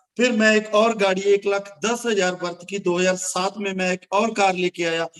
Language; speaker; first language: Hindi; non-native, local second language; Punjabi